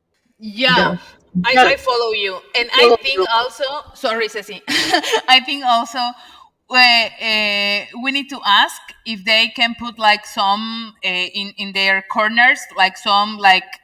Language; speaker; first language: English; non-native, learner; Spanish